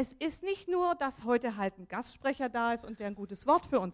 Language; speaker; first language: German; native; German